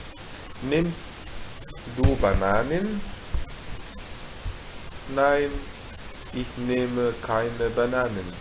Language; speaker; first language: German; non-native, fluent; Arabic